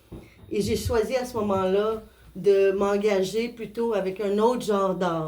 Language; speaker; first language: French; non-native, fluent; Spanish